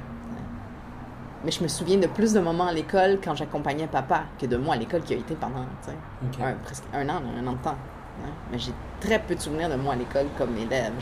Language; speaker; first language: French; early bilingual, other home language; Spanish